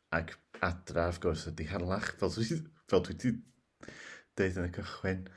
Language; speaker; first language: Welsh; native; Welsh